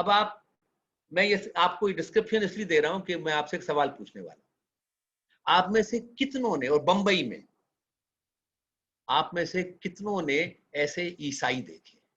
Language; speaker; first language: Hindi; native; Hindi